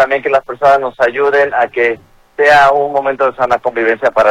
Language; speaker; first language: Spanish; native; Spanish